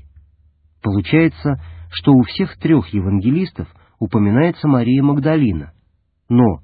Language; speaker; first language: Russian; native; Russian